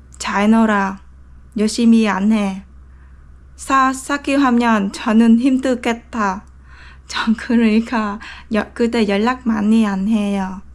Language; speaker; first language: Korean; non-native, learner; Vietnamese